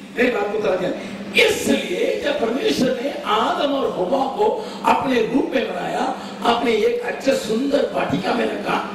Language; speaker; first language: Hindi; non-native, local second language; Tamil